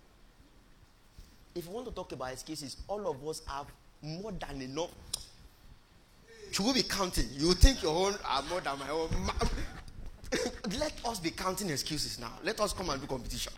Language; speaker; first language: English; non-native, local second language; Yoruba